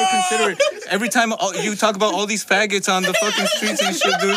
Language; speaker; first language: English; non-native, fluent; Spanish